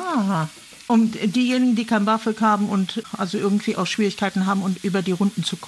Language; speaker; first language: German; native; German